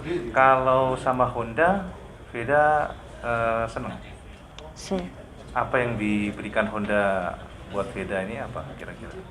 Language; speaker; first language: Indonesian; native; Indonesian